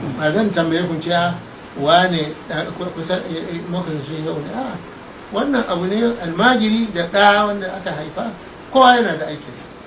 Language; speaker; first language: Hausa; non-native, local second language; Arabic